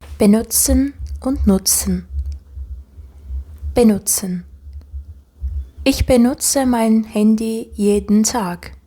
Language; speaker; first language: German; non-native, fluent; Turkish